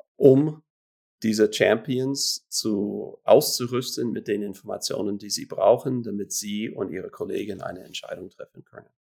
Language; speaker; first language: German; non-native, fluent; English